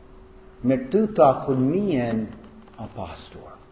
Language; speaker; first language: Hungarian; non-native, fluent; English